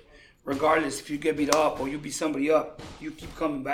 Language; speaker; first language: English; early bilingual, other home language; Spanish